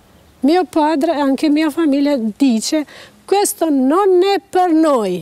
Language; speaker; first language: Italian; non-native, fluent; Albanian